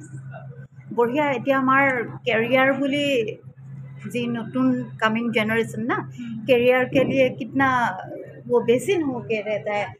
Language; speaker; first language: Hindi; non-native, local second language; Assamese